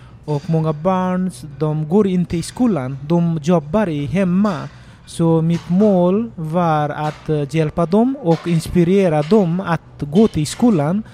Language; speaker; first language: Swedish; non-native, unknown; Nepali